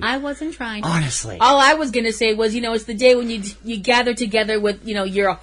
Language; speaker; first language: English; native; English